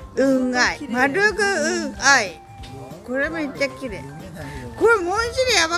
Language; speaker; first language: Japanese; native; Japanese